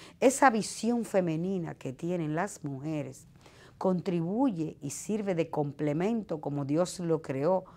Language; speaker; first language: Spanish; native; Spanish